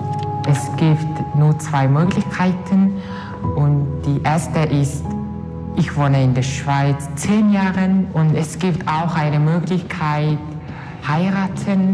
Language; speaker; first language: German; non-native, learner; Mongolian